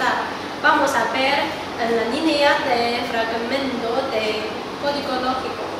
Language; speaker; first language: Spanish; non-native, learner; Chinese